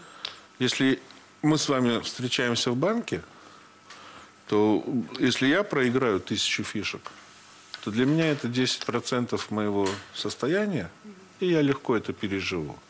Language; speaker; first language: Russian; native; Russian